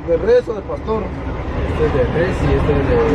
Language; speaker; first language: Spanish; native; Spanish